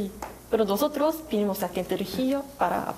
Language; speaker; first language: Spanish; non-native, learner; Korean